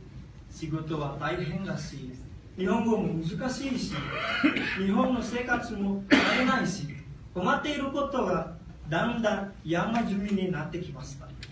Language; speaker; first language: Japanese; non-native, learner; Indonesian